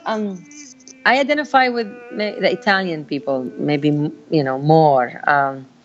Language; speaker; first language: English; non-native, fluent; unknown